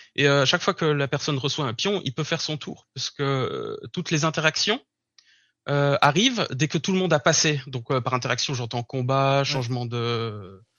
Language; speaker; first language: French; native; French